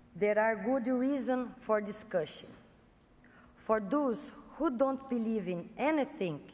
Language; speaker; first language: English; non-native, fluent; Portuguese